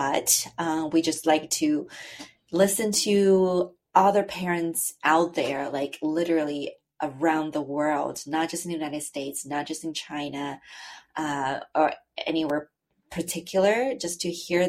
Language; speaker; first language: English; non-native, fluent; Chinese